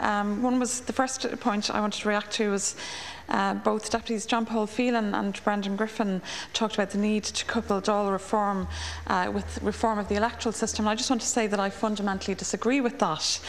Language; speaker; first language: English; native; English